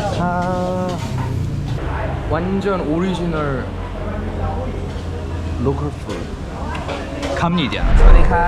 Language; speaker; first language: Korean; native; Korean